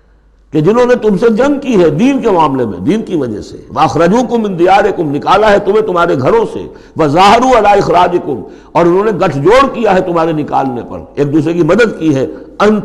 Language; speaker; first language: Urdu; native; Urdu